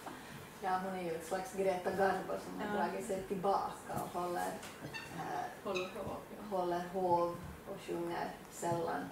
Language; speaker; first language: Swedish; native; Swedish